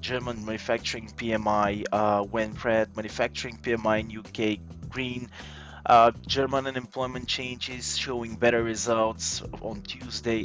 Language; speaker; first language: English; non-native, fluent; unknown